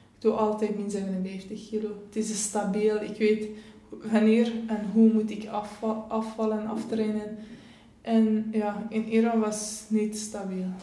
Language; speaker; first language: Dutch; non-native, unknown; Persian